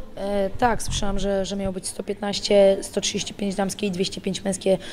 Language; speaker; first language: Polish; native; Polish